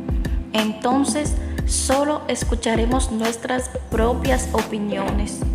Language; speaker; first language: Spanish; non-native, learner; Haitian Creole